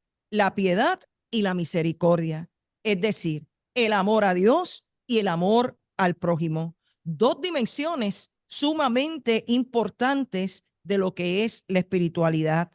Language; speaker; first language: Spanish; native; Spanish